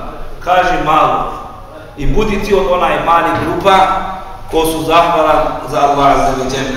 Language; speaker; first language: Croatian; non-native, fluent; Turkish